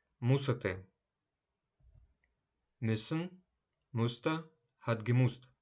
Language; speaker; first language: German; non-native, fluent; Ukrainian